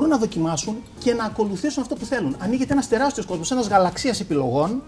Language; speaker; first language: Greek; native; Greek